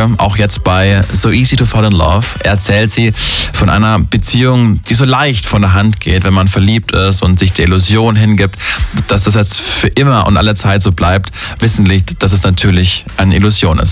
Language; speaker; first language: German; native; German